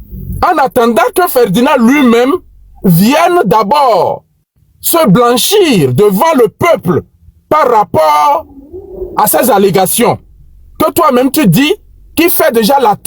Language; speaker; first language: French; non-native, local second language; Ewe